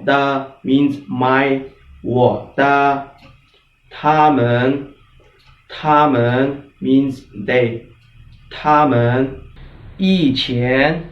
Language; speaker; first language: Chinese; non-native, fluent; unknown